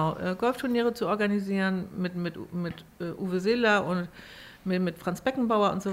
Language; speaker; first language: German; native; German